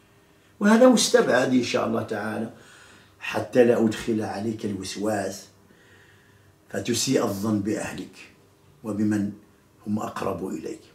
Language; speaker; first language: Arabic; native; Arabic